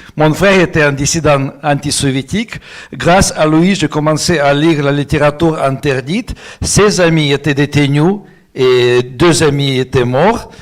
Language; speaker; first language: French; non-native, fluent; Russian